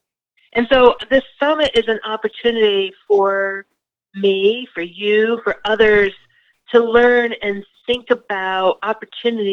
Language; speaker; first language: English; native; English